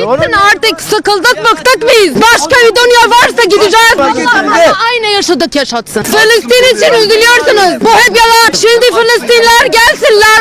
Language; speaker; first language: Turkish; non-native, learner; Arabic